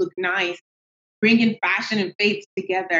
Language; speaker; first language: English; non-native, local second language; Yoruba